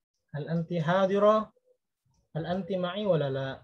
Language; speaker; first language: Arabic; non-native, fluent; Indonesian